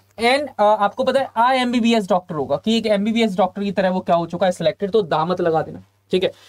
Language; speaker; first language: Hindi; native; Hindi